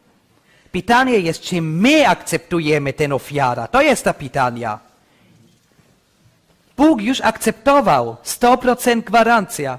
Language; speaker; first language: Polish; non-native, learner; English